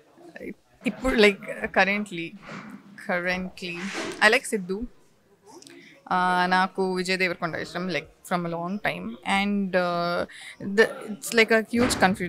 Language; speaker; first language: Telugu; non-native, local second language; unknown